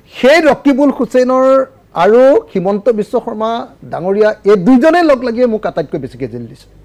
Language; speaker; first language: Assamese; native; Assamese